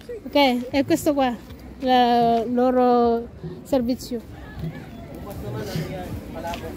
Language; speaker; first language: Italian; non-native, learner; Filipino